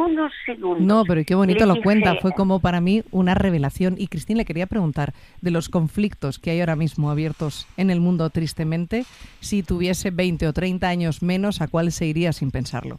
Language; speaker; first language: Spanish; native; Spanish